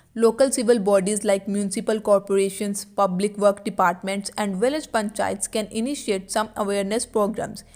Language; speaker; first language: English; non-native, local second language; Punjabi